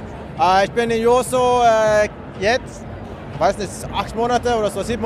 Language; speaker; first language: German; non-native, fluent; Swedish